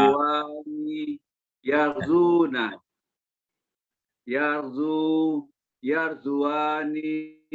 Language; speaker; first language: Arabic; non-native, learner; Indonesian